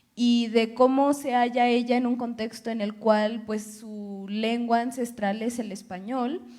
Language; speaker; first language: Spanish; early bilingual, other home language; English